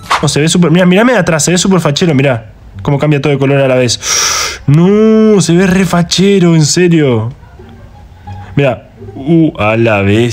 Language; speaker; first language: Spanish; native; Spanish